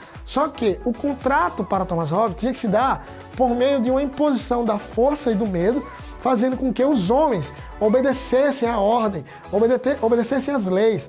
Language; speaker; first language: Portuguese; native; Portuguese